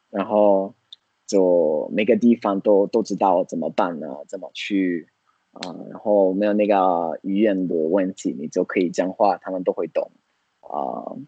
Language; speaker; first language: Chinese; non-native, fluent; Italian